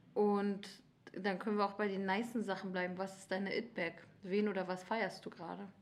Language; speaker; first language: German; early bilingual, other home language; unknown